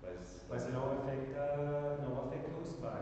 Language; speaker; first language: Portuguese; non-native, learner; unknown